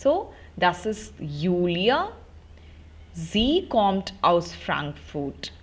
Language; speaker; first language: German; non-native, local second language; Hindi